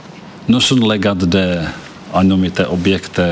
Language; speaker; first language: Romanian; non-native, learner; Czech